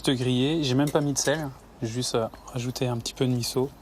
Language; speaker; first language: French; native; French